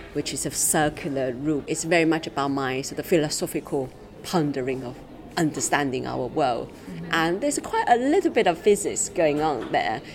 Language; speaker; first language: English; non-native, fluent; Chinese